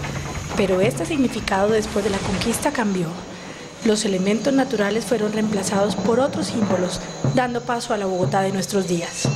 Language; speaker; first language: Spanish; native; Spanish